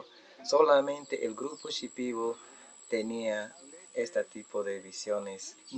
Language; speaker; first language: Spanish; non-native, local second language; Shipibo-Conibo